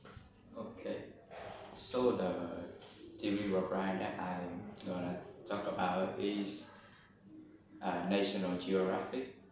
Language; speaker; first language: English; non-native, learner; Vietnamese